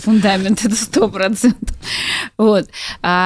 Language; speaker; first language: Russian; native; Russian